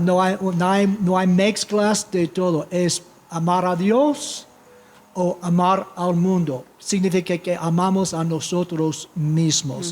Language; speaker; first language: Spanish; non-native, fluent; English